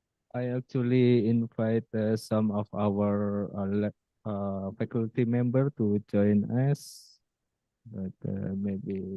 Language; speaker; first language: English; non-native, fluent; Indonesian